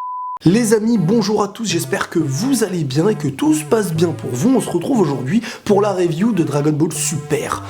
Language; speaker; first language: French; native; French